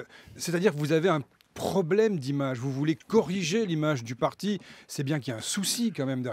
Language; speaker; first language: French; native; French